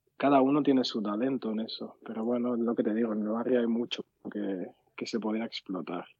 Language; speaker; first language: Spanish; early bilingual, other home language; Arabic